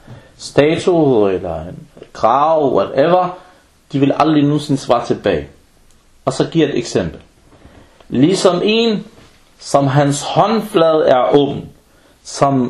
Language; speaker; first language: Danish; early bilingual, other home language; Arabic